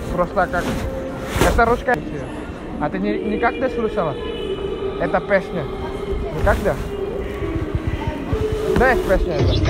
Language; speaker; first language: Russian; non-native, learner; Indonesian